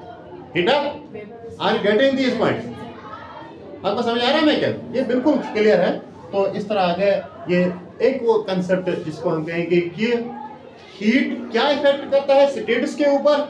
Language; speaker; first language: Hindi; non-native, local second language; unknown